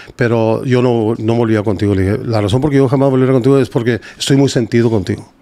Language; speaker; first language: Spanish; early bilingual, heritage; Spanish